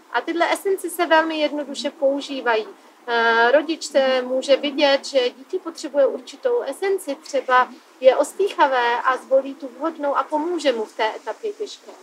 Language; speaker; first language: Czech; native; Czech